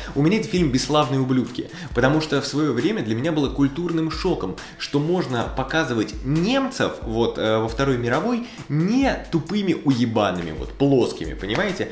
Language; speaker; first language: Russian; native; Russian